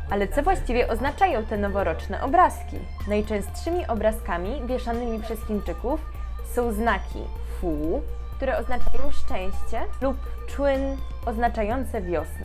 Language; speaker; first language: Polish; native; Polish